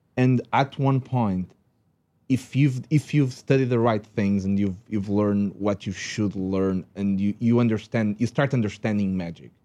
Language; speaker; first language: English; non-native, fluent; Portuguese